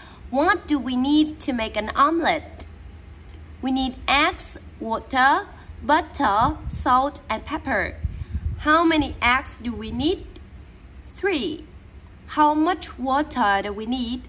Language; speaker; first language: English; non-native, fluent; Vietnamese